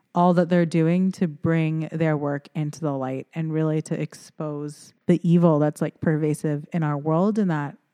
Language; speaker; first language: English; early bilingual, other home language; Filipino